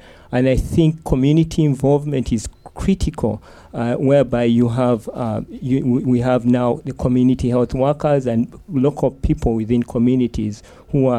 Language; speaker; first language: English; non-native, local second language; Ganda